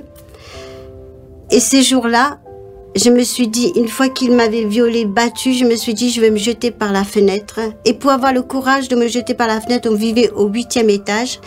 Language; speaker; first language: French; non-native, local second language; Morisyen